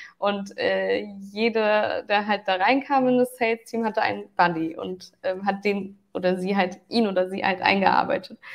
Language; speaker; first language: German; early bilingual, other home language; Turkish